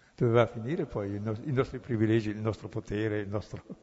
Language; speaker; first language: Italian; native; Italian